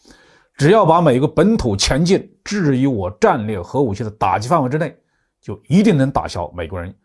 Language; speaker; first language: Chinese; native; Chinese